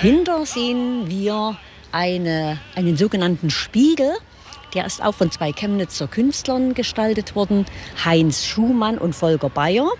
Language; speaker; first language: German; native; German